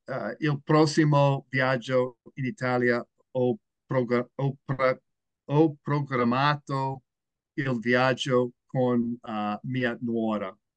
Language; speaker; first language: Italian; non-native, learner; English